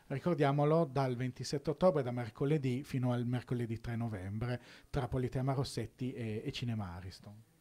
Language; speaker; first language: Italian; native; Italian